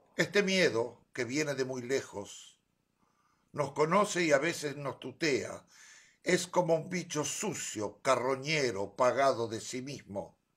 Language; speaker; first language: Spanish; native; Spanish